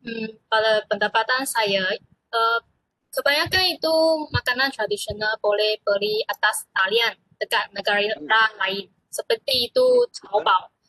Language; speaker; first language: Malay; non-native, local second language; Chinese